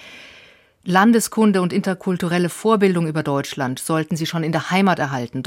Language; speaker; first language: German; native; German